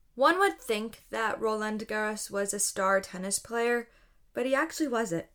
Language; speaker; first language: English; native; English